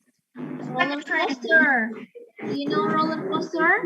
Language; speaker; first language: English; non-native, learner; Indonesian